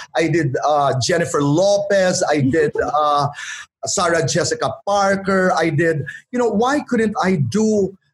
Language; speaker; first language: English; non-native, local second language; Waray